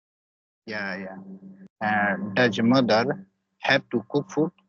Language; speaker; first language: English; non-native, learner; Hindi